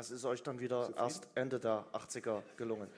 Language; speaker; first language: German; native; German